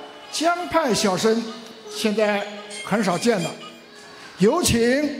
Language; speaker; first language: Chinese; native; Chinese